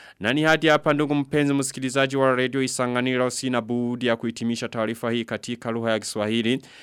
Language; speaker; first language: Swahili; non-native, local second language; Rundi